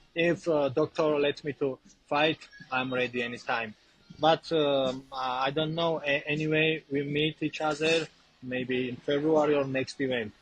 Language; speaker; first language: English; non-native, learner; Georgian